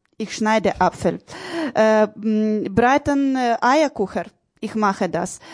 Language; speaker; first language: German; non-native, learner; Ukrainian